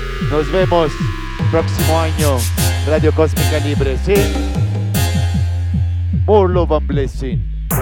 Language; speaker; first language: Spanish; native; Spanish